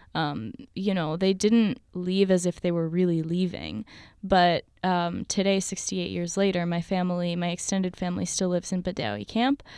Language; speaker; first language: English; native; English